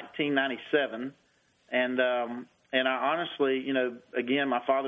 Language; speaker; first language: English; native; English